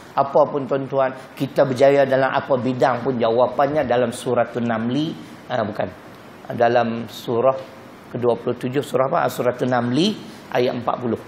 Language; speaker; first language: Malay; native; Malay